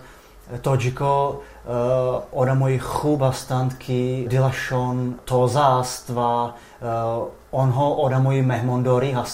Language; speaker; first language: Persian; non-native, fluent; Czech